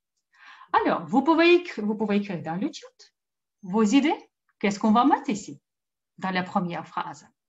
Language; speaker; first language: French; non-native, fluent; Russian